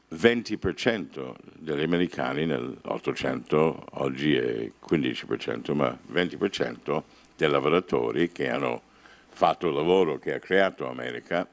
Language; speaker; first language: Italian; non-native, fluent; English